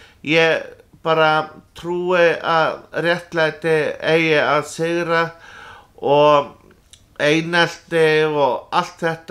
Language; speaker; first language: Icelandic; non-native, fluent; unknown